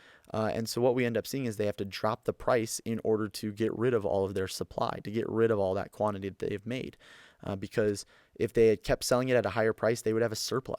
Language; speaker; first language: English; native; English